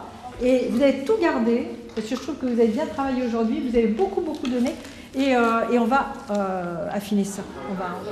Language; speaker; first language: French; native; French